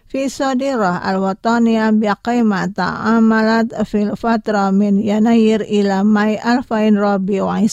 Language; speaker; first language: Arabic; non-native, fluent; Indonesian